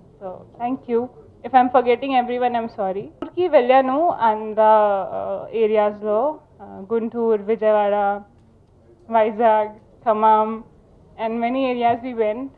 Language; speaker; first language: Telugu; non-native, fluent; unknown